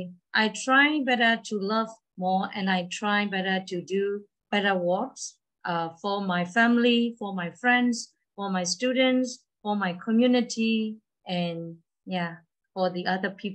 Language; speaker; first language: English; non-native, learner; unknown